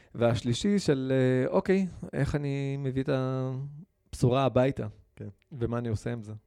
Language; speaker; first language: Hebrew; non-native, local second language; Arabic